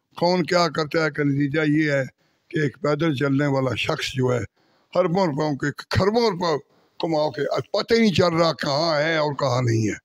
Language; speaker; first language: Urdu; non-native, local second language; Punjabi